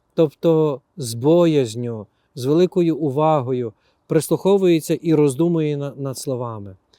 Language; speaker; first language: Ukrainian; native; Ukrainian